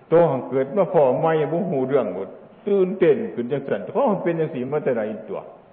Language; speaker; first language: Thai; non-native, local second language; Northeastern Thai